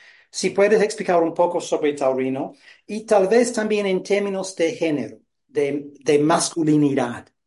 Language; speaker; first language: Spanish; non-native, fluent; English